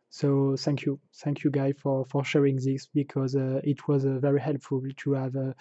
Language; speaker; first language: English; non-native, fluent; French